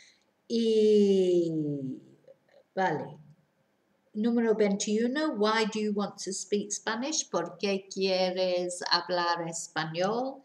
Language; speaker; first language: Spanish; non-native, fluent; English